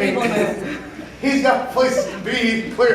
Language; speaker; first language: English; native; English